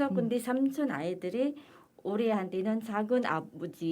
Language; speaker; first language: Korean; non-native, learner; Filipino